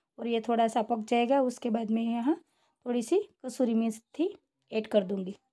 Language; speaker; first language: Hindi; non-native, local second language; Gujarati